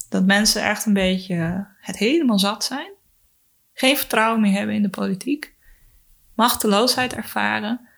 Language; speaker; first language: Dutch; early bilingual, other home language; Spanish